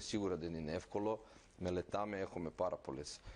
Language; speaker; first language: Greek; non-native, fluent; Serbian